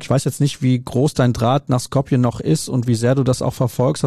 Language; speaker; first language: German; native; German